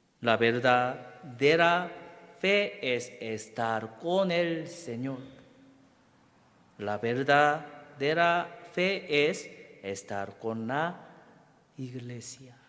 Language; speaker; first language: Spanish; non-native, fluent; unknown